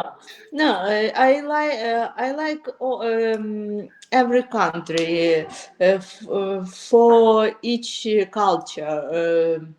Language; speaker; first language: English; non-native, learner; Ukrainian